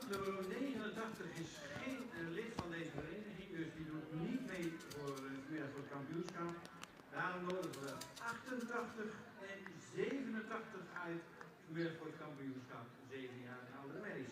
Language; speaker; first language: Dutch; native; Dutch